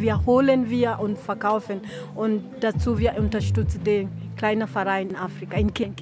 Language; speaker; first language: German; non-native, learner; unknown